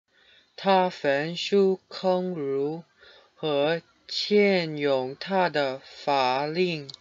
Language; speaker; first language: Chinese; non-native, learner; English